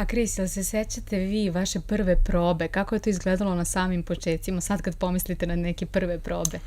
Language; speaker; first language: Serbian; native; Serbian